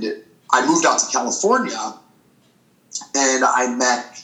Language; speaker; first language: English; native; English